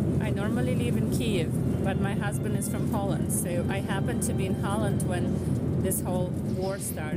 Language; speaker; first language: English; non-native, fluent; Ukrainian